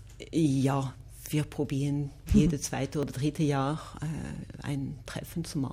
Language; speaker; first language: German; non-native, local second language; French